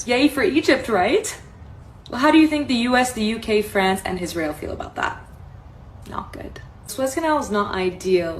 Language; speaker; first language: English; native; English